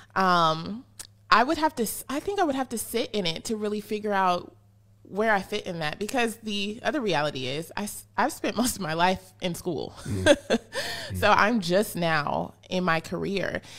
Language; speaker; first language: English; native; English